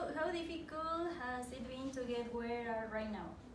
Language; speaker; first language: English; non-native, learner; Spanish